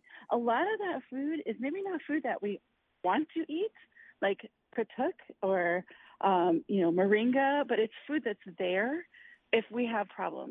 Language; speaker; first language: English; native; English